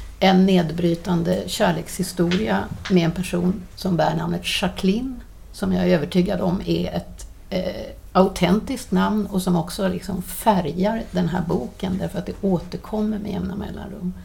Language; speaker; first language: Swedish; native; Swedish